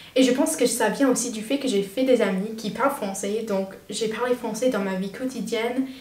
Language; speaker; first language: French; non-native, fluent; English